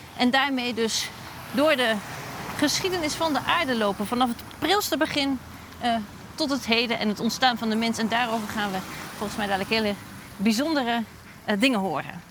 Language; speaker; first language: Dutch; native; Dutch